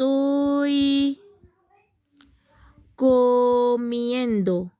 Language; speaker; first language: Spanish; non-native, learner; Urdu